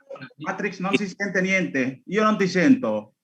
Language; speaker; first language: Italian; non-native, learner; Indonesian